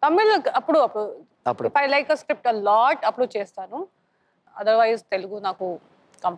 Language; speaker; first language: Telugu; non-native, local second language; Hindi